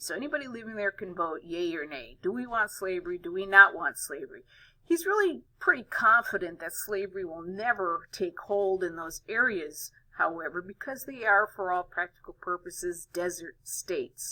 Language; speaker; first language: English; native; English